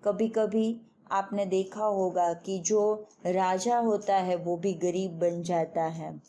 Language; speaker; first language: Hindi; non-native, local second language; Gujarati